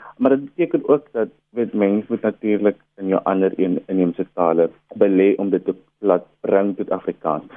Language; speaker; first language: Afrikaans; native; Afrikaans